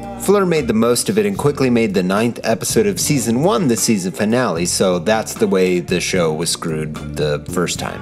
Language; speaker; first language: English; native; English